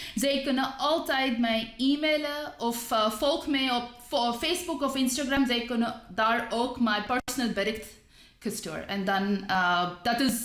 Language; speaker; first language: Dutch; non-native, fluent; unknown